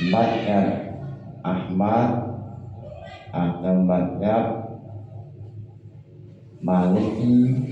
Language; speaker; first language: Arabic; non-native, fluent; Javanese